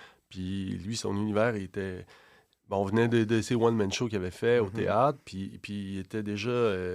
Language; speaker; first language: French; native; French